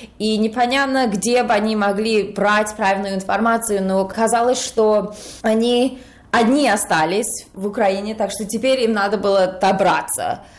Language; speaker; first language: Russian; early bilingual, heritage; Russian